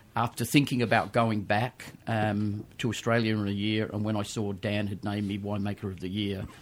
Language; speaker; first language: English; native; English